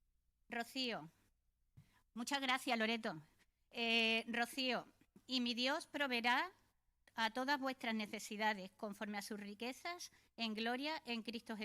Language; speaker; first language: Spanish; native; Spanish